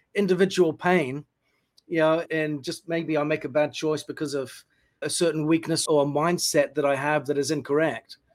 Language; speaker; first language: English; native; English